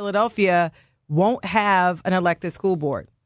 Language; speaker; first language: English; native; English